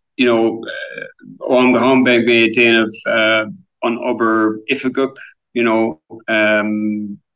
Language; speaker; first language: Irish; non-native, local second language; English